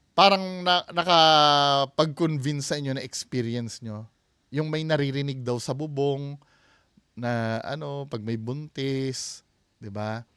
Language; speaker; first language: Filipino; native; Filipino